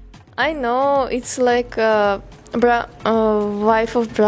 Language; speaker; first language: English; non-native, learner; Russian